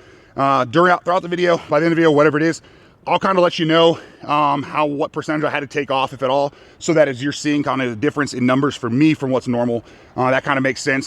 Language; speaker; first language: English; native; English